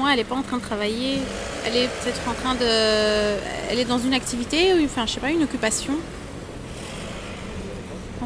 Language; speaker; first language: French; native; French